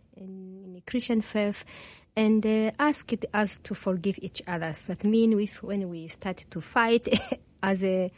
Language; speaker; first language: English; non-native, learner; Kinyarwanda